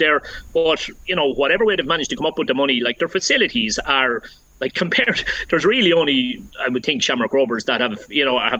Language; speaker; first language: English; native; English